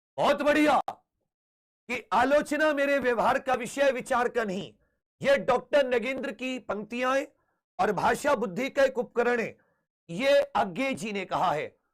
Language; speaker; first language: Hindi; native; Hindi